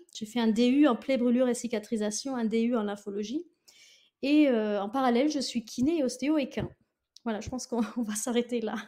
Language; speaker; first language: French; non-native, fluent; German